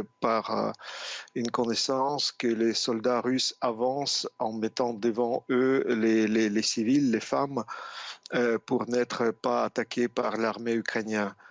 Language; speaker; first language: French; non-native, fluent; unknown